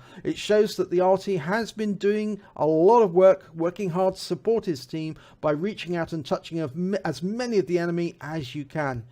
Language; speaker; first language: English; native; English